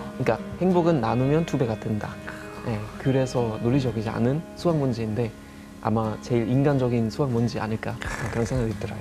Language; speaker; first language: Korean; non-native, fluent; German